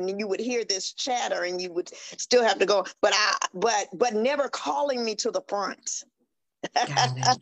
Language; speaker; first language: English; native; English